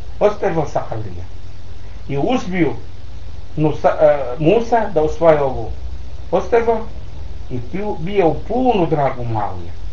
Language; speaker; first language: Bosnian; non-native, learner; Arabic